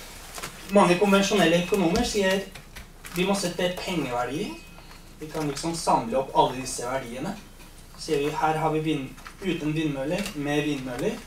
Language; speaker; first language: Norwegian; non-native, fluent; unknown